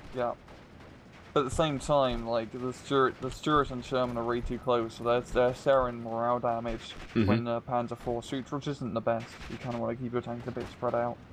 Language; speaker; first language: English; native; English